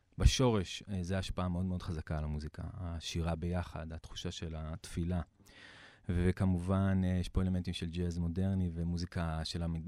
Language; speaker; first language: Hebrew; early bilingual, other home language; English